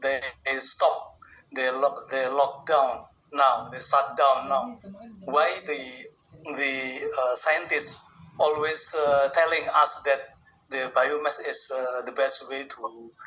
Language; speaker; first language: English; non-native, learner; Indonesian